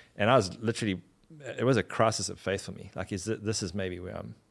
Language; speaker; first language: English; native; English